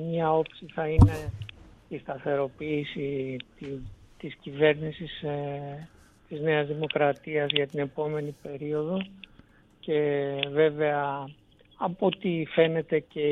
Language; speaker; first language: Greek; native; Greek